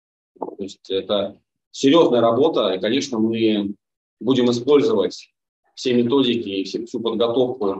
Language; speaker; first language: Russian; native; Russian